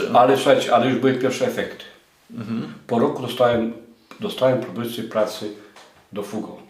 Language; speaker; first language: Polish; native; Polish